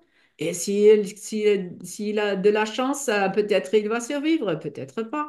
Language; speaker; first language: French; non-native, fluent; German